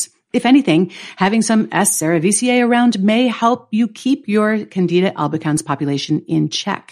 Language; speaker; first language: English; native; English